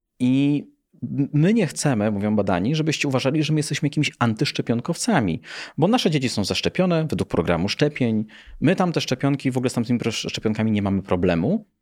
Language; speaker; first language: Polish; native; Polish